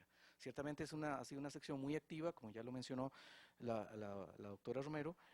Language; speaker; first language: Spanish; native; Spanish